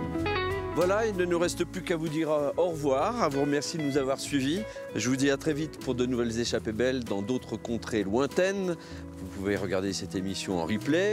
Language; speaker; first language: French; native; French